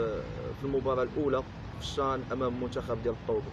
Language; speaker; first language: Arabic; native; Arabic